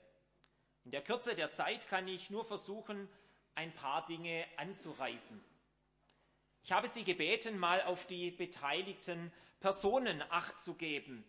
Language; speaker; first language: German; native; German